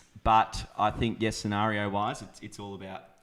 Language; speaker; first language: English; native; English